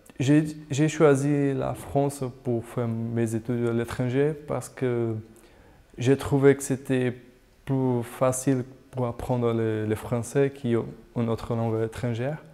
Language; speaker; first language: French; non-native, fluent; Portuguese